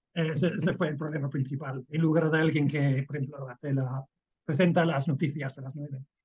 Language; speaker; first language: Spanish; non-native, fluent; English